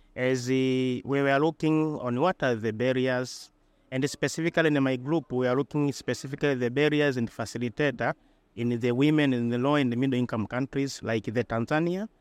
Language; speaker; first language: English; non-native, local second language; Swahili